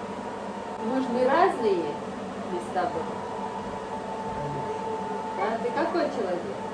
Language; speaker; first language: Russian; non-native, fluent; Georgian